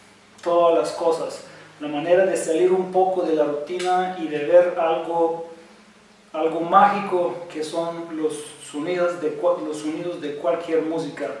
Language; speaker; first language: Spanish; non-native, fluent; Bulgarian